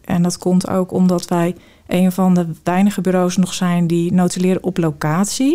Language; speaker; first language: Dutch; native; Dutch